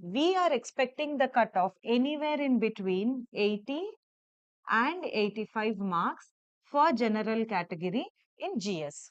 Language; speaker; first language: English; non-native, local second language; Telugu